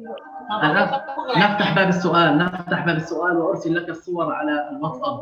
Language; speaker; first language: Arabic; native; Arabic